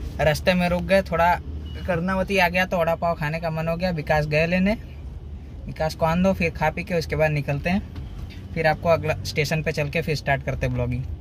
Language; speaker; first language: Hindi; non-native, local second language; Gujarati